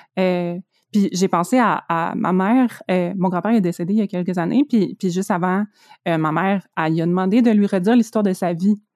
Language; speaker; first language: French; native; French